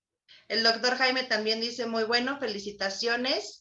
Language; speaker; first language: Spanish; native; Spanish